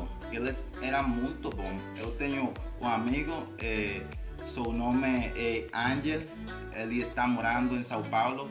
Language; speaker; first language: Portuguese; non-native, learner; Spanish